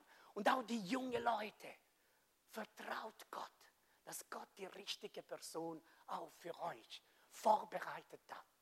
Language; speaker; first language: German; non-native, fluent; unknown